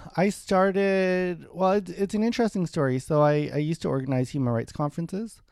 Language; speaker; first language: English; native; English